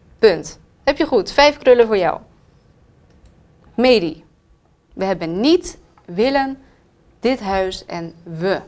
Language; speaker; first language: Dutch; native; Dutch